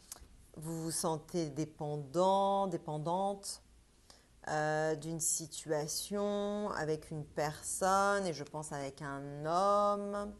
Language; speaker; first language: French; native; French